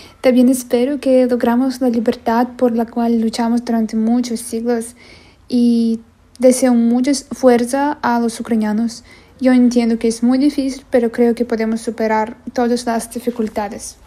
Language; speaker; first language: Spanish; non-native, fluent; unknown